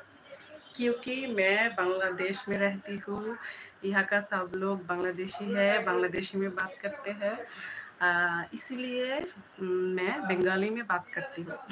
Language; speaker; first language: Hindi; non-native, learner; Bangla